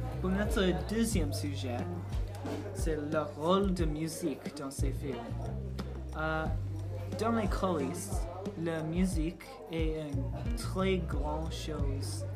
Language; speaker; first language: French; non-native, learner; English